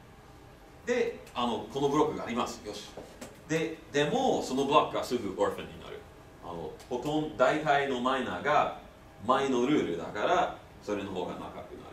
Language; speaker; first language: Japanese; non-native, fluent; English